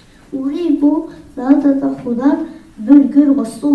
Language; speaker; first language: Arabic; non-native, learner; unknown